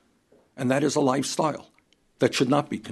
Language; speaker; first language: English; native; English